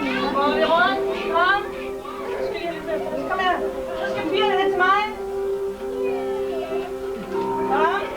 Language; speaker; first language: Danish; native; Danish